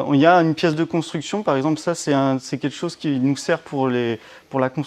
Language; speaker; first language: French; native; French